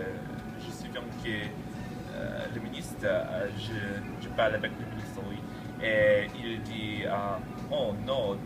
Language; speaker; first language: French; non-native, learner; English